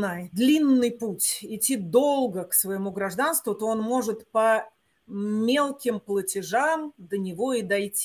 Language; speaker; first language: Russian; native; Russian